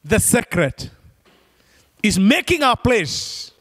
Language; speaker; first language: English; non-native, local second language; Swahili